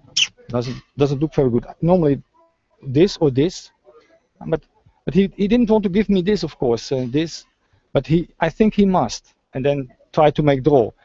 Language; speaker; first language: English; non-native, fluent; Dutch